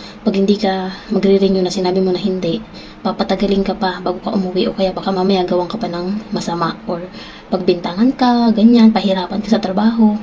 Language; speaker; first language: Filipino; native; Filipino